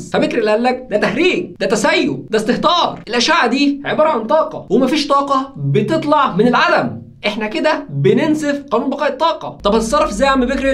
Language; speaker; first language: Arabic; native; Arabic